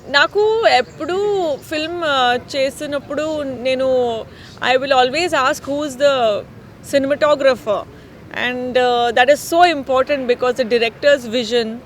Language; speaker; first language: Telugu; non-native, fluent; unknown